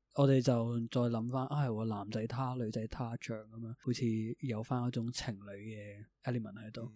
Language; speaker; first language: Cantonese; early bilingual, other home language; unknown